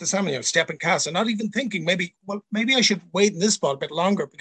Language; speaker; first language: English; native; English